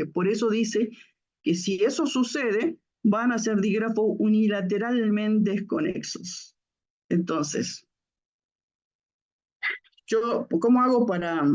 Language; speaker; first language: Spanish; native; Spanish